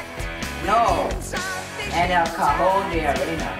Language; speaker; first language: Spanish; non-native, learner; English